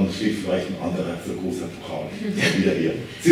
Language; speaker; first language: German; native; German